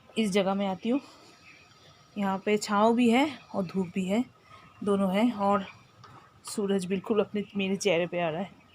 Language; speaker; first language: Hindi; non-native, local second language; Bangla